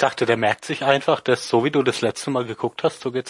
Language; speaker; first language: German; native; German